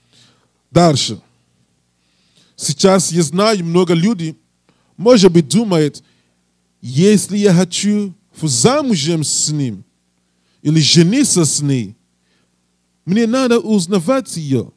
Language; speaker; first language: Russian; non-native, learner; English